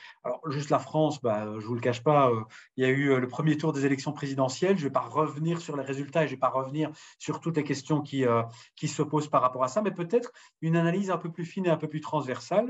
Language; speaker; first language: French; native; French